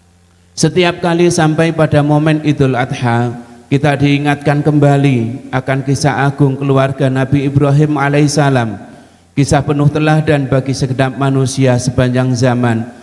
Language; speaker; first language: Indonesian; native; Indonesian